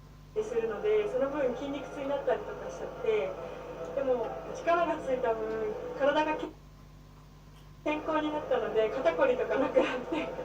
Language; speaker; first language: Japanese; native; Japanese